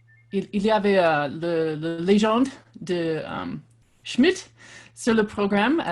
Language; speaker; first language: French; non-native, learner; English